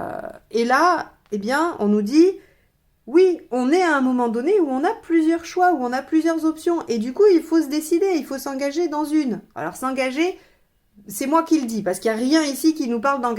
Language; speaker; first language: French; native; French